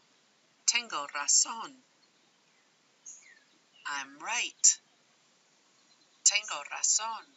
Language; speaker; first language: Spanish; non-native, fluent; English